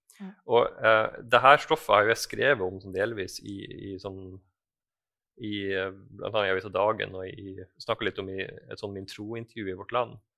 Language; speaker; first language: Norwegian; native; Norwegian